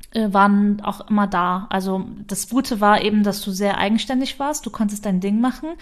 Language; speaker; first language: German; early bilingual, other home language; Turkish